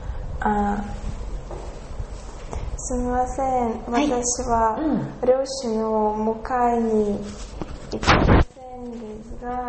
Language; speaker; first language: Japanese; non-native, learner; Russian